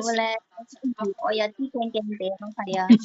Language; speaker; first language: Cantonese; non-native, learner; Indonesian